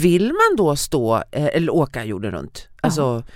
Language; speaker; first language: Swedish; native; Swedish